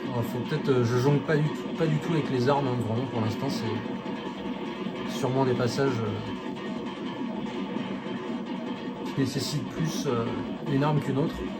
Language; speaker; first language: French; native; French